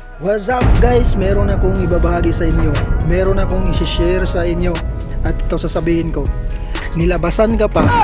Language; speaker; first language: Filipino; non-native, local second language; Cebuano